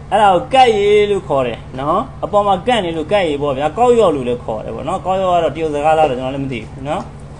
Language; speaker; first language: Burmese; native; Burmese